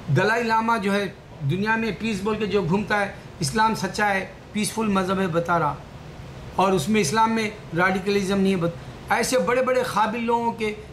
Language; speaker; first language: Urdu; native; Urdu